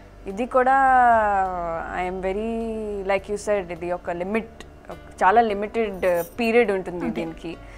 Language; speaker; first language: Telugu; non-native, fluent; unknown